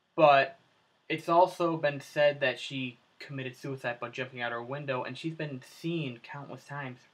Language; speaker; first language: English; native; English